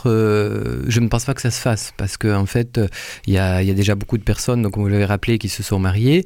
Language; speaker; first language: French; native; French